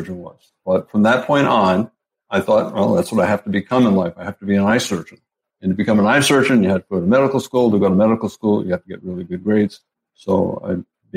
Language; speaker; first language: English; native; English